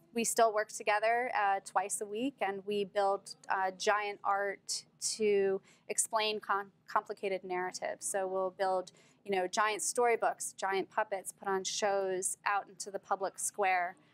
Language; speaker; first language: English; native; English